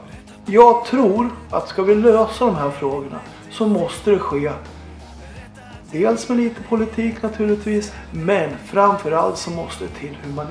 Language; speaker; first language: Swedish; native; Swedish